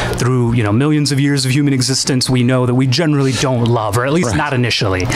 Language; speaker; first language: English; native; English